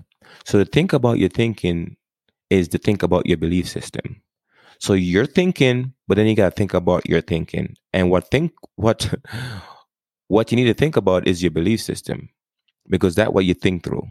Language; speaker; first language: English; non-native, local second language; Jamaican Creole English